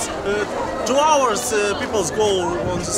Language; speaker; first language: English; non-native, learner; Russian